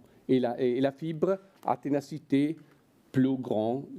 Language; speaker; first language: French; non-native, fluent; Italian